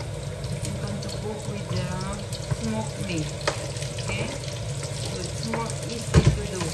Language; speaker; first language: English; non-native, learner; Filipino